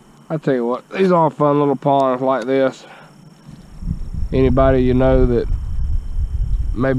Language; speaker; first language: English; native; English